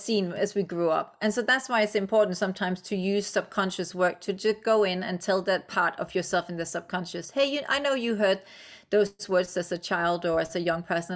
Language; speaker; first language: English; non-native, fluent; Danish